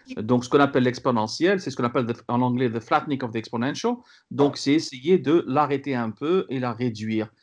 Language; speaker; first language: French; non-native, local second language; Kabyle